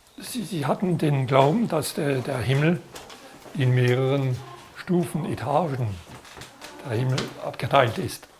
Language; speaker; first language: German; non-native, fluent; French